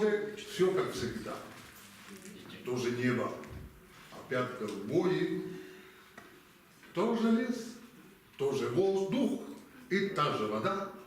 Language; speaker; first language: Russian; non-native, fluent; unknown